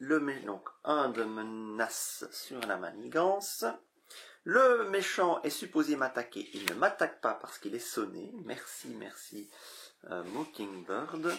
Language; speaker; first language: French; native; French